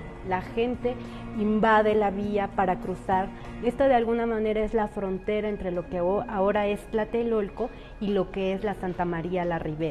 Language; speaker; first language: Spanish; native; Spanish